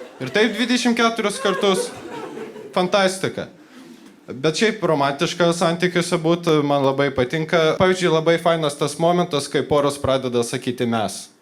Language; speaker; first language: Lithuanian; non-native, local second language; Polish